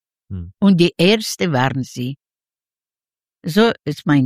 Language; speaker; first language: German; non-native, local second language; Ukrainian